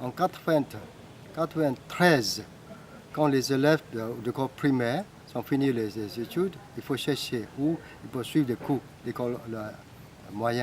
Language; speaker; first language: French; non-native, fluent; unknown